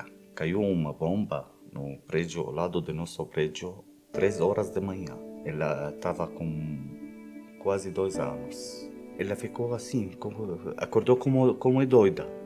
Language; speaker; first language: Portuguese; non-native, fluent; Arabic